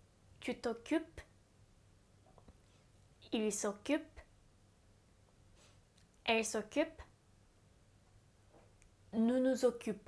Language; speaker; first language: French; non-native, fluent; Japanese